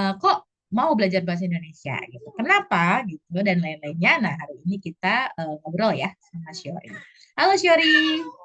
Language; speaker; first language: Indonesian; native; Indonesian